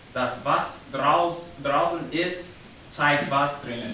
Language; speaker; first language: German; non-native, learner; English